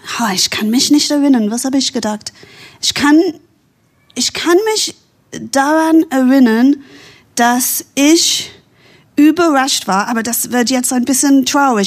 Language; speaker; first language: German; non-native, fluent; English